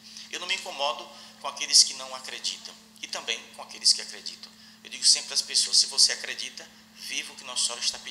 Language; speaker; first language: Portuguese; native; Portuguese